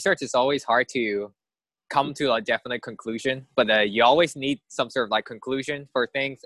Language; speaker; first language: English; non-native, local second language; Cantonese